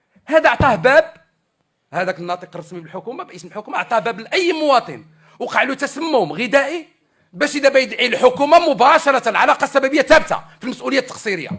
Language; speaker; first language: Arabic; native; Arabic